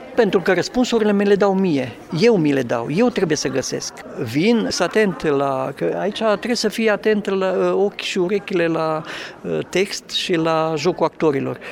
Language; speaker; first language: Romanian; native; Romanian